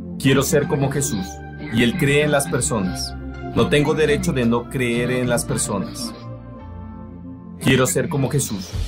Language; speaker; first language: Spanish; non-native, fluent; German